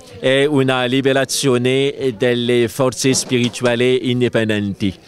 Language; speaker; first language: Italian; non-native, learner; French